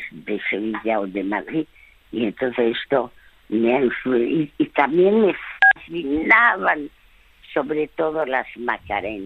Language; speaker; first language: Spanish; native; Spanish